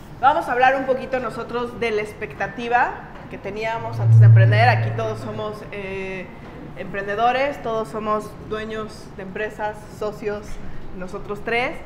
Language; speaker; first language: Spanish; native; Spanish